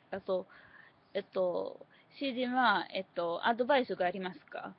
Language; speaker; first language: Japanese; non-native, learner; English